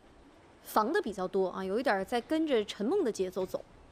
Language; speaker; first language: Chinese; native; Chinese